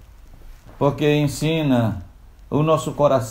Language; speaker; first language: Portuguese; non-native, local second language; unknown